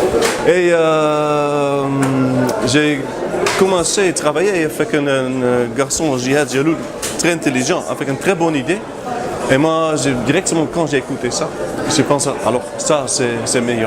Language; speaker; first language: French; non-native, learner; Dutch